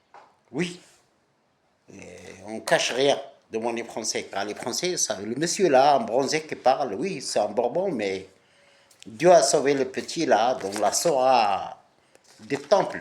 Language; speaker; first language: French; non-native, local second language; Arabic